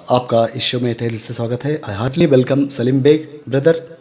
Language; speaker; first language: Hindi; non-native, local second language; Kannada